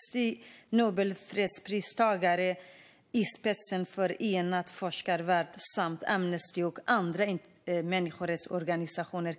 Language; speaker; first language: Swedish; non-native, fluent; Kurdish